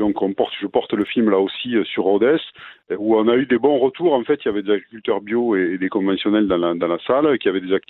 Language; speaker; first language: French; native; French